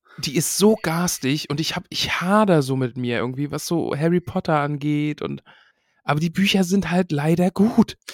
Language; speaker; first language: German; native; German